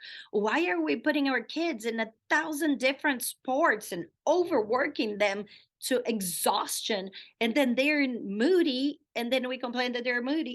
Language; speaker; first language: English; non-native, fluent; Portuguese